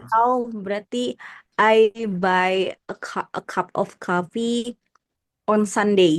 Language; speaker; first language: English; non-native, learner; Indonesian